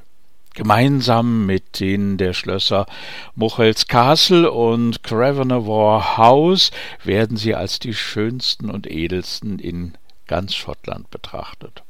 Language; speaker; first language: German; native; German